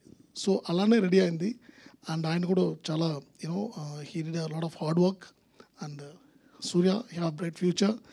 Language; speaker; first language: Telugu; non-native, learner; Tamil